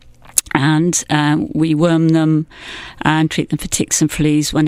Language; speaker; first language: English; native; English